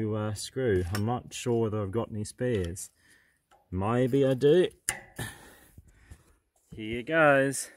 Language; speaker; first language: English; native; English